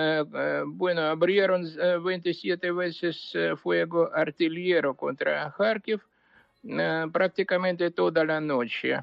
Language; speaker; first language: Spanish; non-native, fluent; Ukrainian